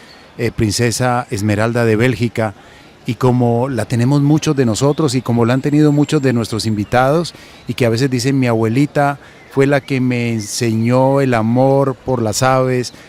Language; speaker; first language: Spanish; native; Spanish